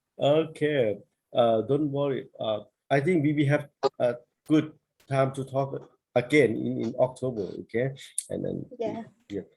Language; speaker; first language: English; non-native, learner; Thai